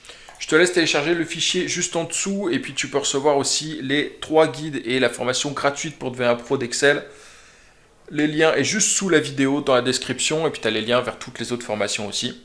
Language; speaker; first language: French; native; French